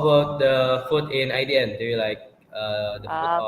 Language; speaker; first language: English; non-native, fluent; Indonesian